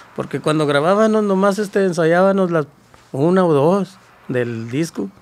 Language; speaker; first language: Spanish; native; Spanish